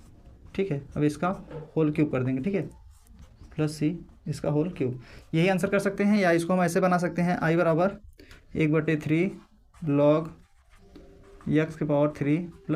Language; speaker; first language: Hindi; native; Hindi